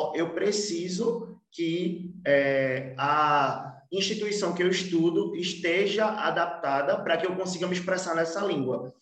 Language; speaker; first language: Portuguese; native; Portuguese